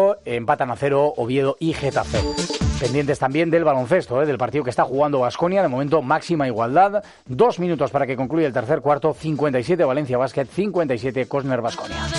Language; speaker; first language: Spanish; native; Spanish